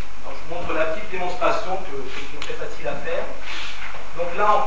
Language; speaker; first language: French; native; French